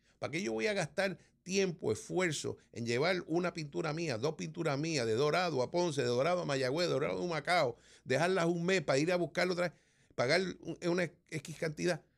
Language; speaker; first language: Spanish; native; Spanish